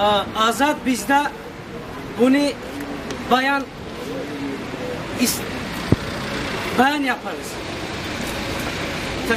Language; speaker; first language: Turkish; non-native, learner; Tajik